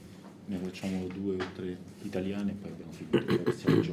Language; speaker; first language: Italian; native; Italian